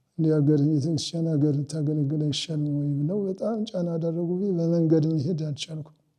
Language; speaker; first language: Amharic; native; Amharic